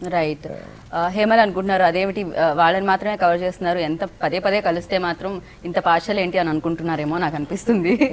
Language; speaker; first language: Telugu; native; Telugu